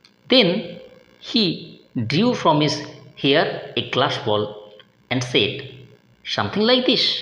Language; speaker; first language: English; non-native, local second language; Bangla